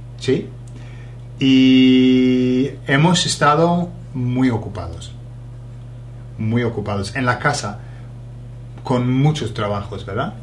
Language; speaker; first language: Spanish; non-native, fluent; English